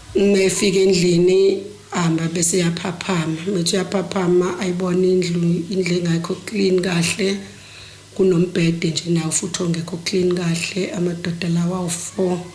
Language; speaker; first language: Zulu; native; Zulu